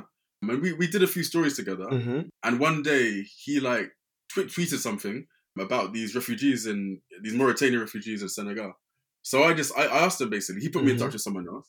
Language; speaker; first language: English; native; English